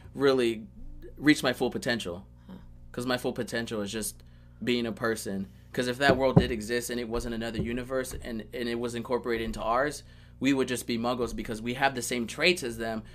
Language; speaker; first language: English; native; English